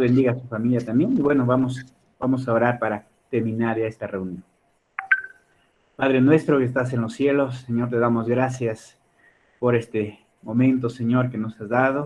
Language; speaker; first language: Spanish; native; Spanish